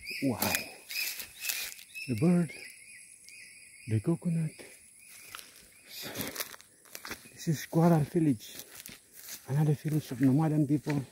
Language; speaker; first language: English; non-native, learner; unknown